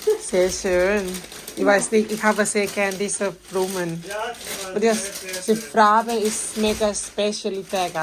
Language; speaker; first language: German; non-native, learner; Thai